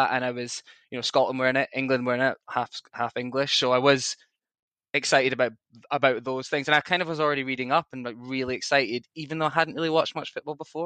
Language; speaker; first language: English; native; English